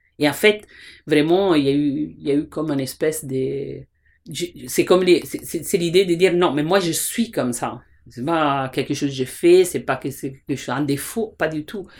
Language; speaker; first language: French; non-native, fluent; Italian